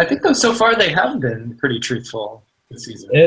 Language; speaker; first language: English; native; English